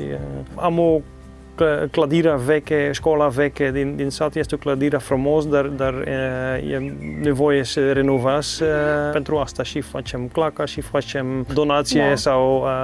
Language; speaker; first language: Romanian; non-native, learner; Dutch